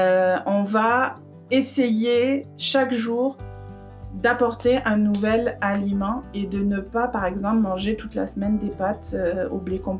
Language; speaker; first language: French; native; French